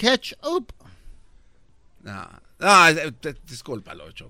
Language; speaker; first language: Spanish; native; Spanish